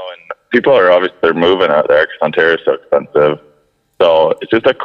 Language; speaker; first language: English; native; English